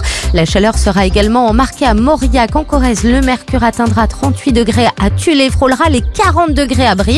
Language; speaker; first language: French; native; French